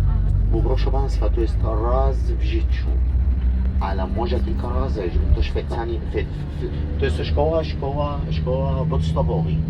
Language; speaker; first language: Polish; non-native, learner; Arabic